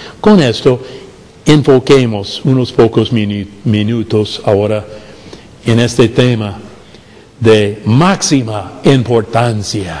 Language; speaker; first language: Spanish; non-native, fluent; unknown